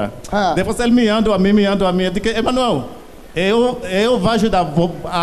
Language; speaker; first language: Portuguese; non-native, learner; Haitian Creole